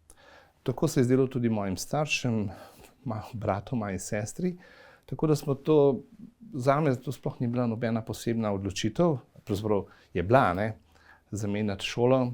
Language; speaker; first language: Slovenian; native; Slovenian